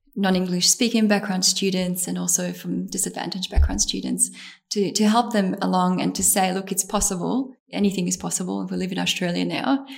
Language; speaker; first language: English; early bilingual, other home language; Bosnian